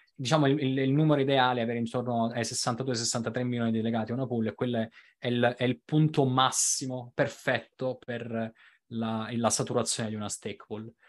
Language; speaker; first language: Italian; native; Italian